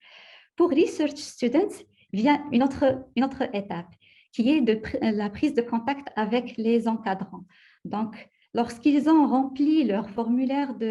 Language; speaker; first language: French; non-native, local second language; Arabic